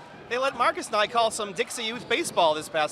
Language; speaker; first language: English; native; English